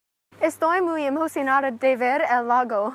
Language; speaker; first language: Spanish; non-native, learner; English